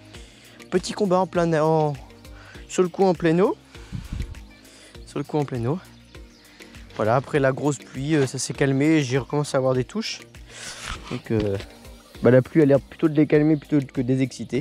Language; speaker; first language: French; native; French